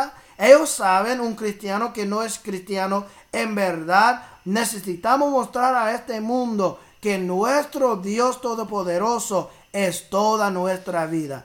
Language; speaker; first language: Spanish; early bilingual, heritage; English